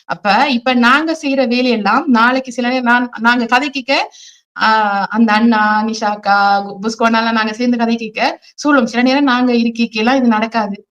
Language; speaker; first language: Tamil; early bilingual, heritage; Tamil